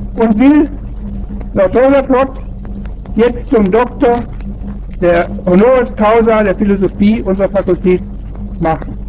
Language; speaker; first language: German; native; German